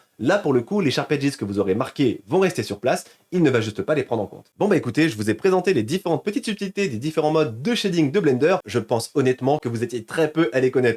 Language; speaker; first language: French; native; French